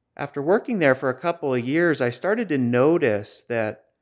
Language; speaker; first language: English; native; English